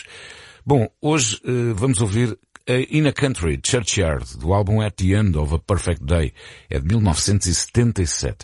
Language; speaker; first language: Portuguese; native; Portuguese